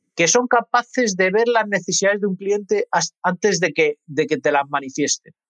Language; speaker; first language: Spanish; native; Spanish